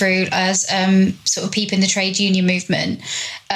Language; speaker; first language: English; native; English